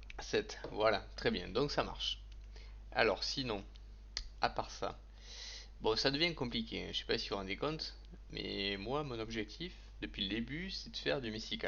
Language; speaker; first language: French; native; French